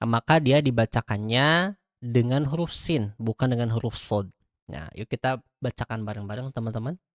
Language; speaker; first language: Indonesian; native; Indonesian